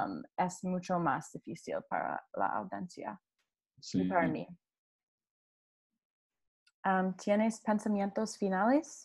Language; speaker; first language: Spanish; non-native, learner; English